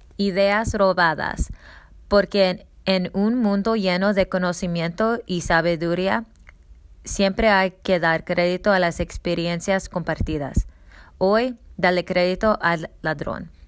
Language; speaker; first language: Spanish; non-native, learner; English